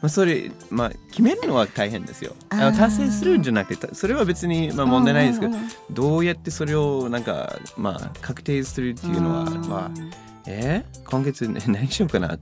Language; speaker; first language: Japanese; non-native, fluent; English